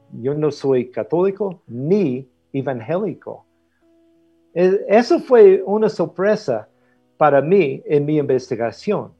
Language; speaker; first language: Spanish; non-native, fluent; English